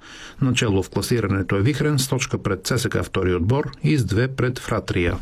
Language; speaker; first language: Bulgarian; native; Bulgarian